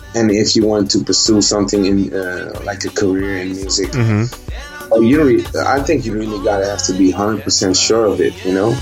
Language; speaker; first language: English; early bilingual, heritage; Dutch